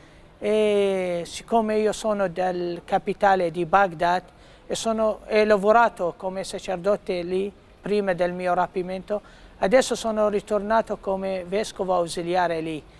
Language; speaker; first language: Italian; non-native, fluent; Arabic